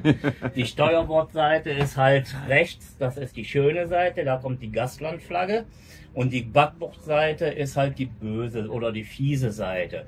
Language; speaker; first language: German; native; German